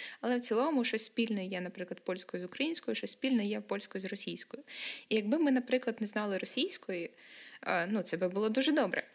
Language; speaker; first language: Ukrainian; native; Ukrainian